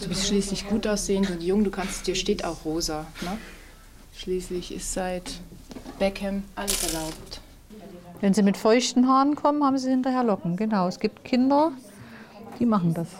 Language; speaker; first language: German; native; German